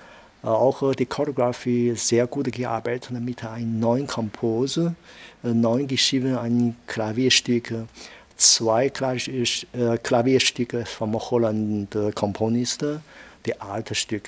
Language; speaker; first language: German; non-native, learner; Chinese